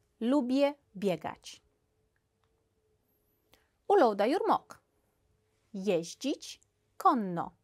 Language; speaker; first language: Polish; non-native, fluent; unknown